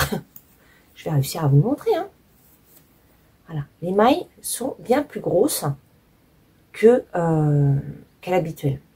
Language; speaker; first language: French; native; French